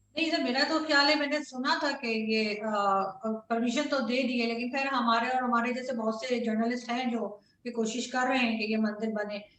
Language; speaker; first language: Urdu; native; Urdu